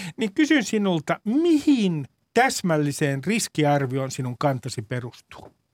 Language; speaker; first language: Finnish; native; Finnish